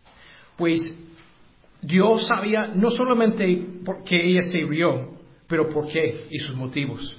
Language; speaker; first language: Spanish; non-native, learner; English